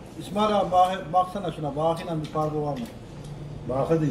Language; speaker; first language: Korean; non-native, learner; Turkish